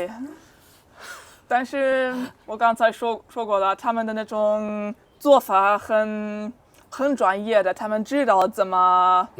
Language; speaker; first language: Chinese; non-native, fluent; German